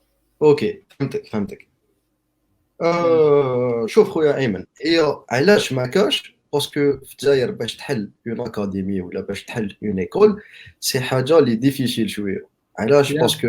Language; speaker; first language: Arabic; native; Arabic